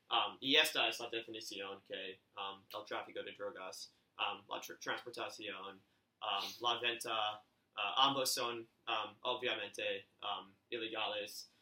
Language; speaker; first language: Spanish; non-native, learner; English